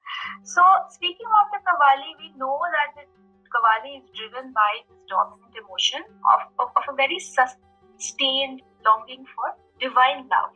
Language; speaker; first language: English; non-native, local second language; Bangla